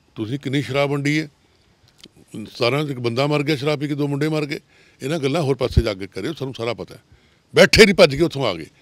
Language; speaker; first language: Punjabi; native; Punjabi